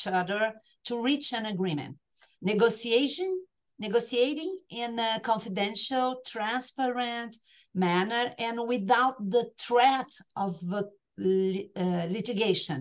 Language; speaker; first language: English; non-native, fluent; Portuguese